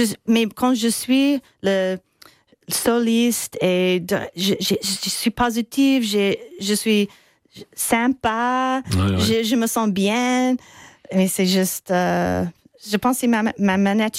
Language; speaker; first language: French; non-native, learner; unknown